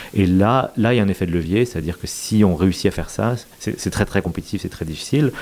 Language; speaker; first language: French; native; French